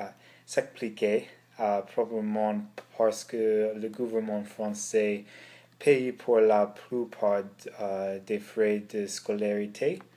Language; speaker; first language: French; non-native, learner; English